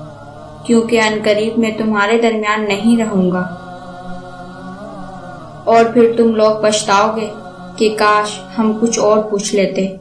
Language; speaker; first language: Urdu; native; Urdu